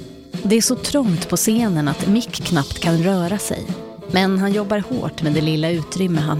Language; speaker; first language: Swedish; native; Swedish